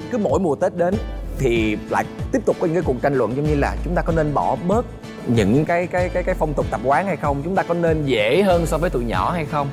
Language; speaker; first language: Vietnamese; native; Vietnamese